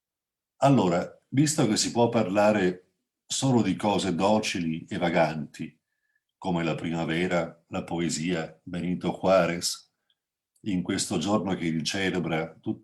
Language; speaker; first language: Italian; native; Italian